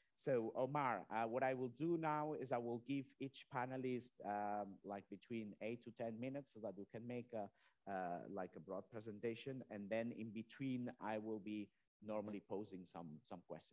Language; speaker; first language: English; non-native, fluent; Catalan